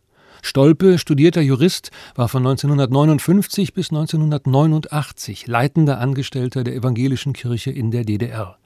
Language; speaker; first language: German; native; German